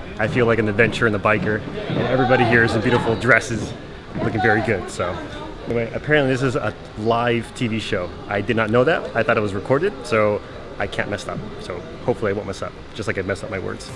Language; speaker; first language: English; native; English